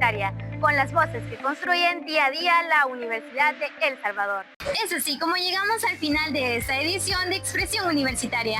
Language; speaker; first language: Spanish; native; Spanish